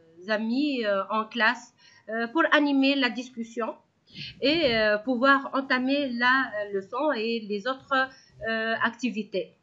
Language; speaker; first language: French; non-native, local second language; Arabic